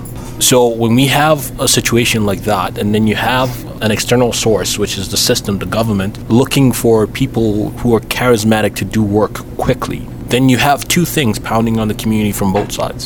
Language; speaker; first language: English; non-native, local second language; Igbo